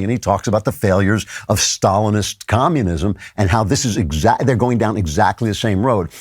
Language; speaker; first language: English; native; English